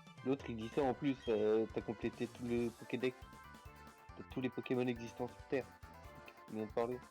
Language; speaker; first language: French; native; French